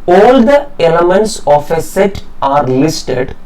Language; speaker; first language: English; non-native, local second language; Malayalam